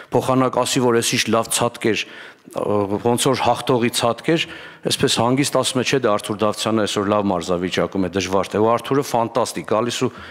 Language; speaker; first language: Armenian; native; Armenian